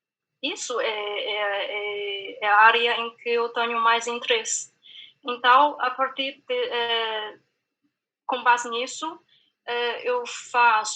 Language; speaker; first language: Portuguese; non-native, fluent; Chinese